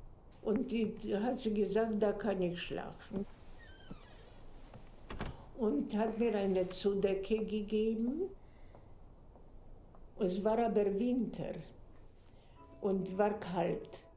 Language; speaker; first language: German; non-native, fluent; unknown